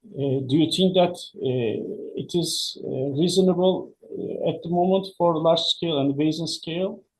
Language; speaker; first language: English; non-native, fluent; Turkish